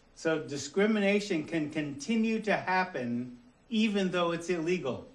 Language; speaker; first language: English; native; English